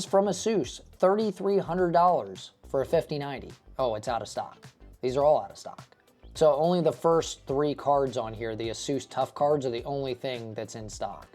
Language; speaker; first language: English; native; English